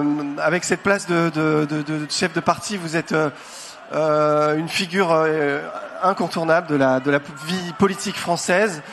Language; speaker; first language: French; native; French